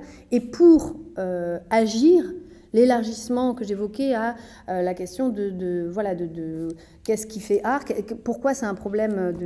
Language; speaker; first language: French; native; French